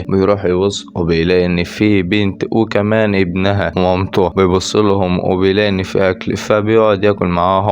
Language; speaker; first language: Arabic; native; Arabic